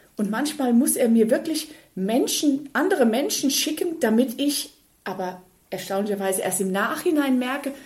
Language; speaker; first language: German; native; German